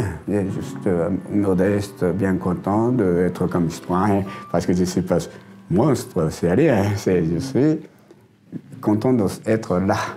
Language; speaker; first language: French; non-native, learner; Japanese